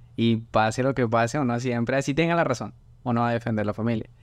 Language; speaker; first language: Spanish; native; Spanish